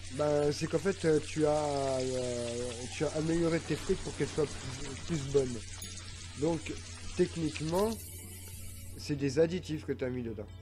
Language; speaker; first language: French; native; French